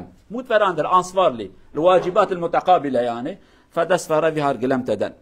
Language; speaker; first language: Norwegian; non-native, fluent; Kurdish